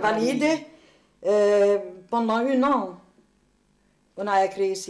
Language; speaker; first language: French; non-native, learner; Hungarian